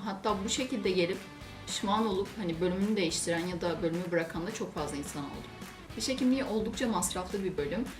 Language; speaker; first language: Turkish; native; Turkish